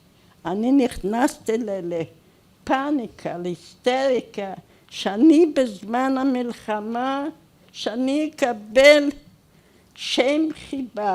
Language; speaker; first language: Hebrew; non-native, fluent; Hungarian